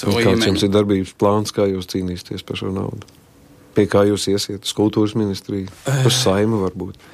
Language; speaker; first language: Latvian; native; Latvian